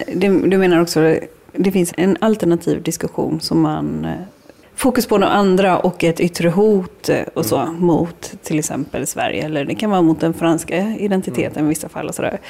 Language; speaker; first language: Swedish; native; Swedish